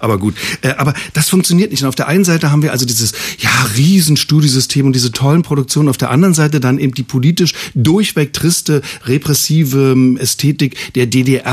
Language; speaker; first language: German; native; German